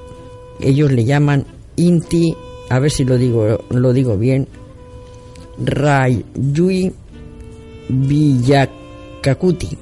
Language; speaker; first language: Spanish; native; Spanish